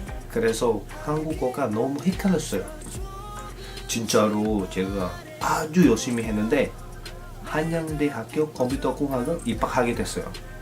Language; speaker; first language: Korean; non-native, fluent; Indonesian